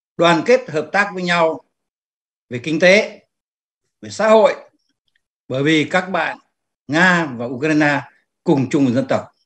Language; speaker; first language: Vietnamese; native; Vietnamese